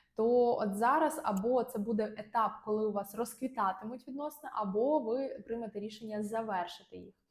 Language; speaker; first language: Ukrainian; non-native, local second language; Russian